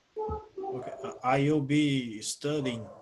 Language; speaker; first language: English; non-native, learner; Portuguese